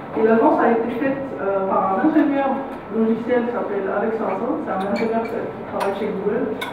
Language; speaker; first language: French; non-native, local second language; Arabic